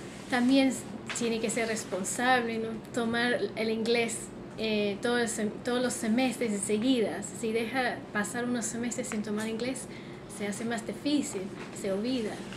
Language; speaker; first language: Spanish; non-native, fluent; English